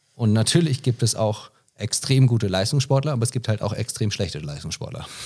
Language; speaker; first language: German; non-native, fluent; English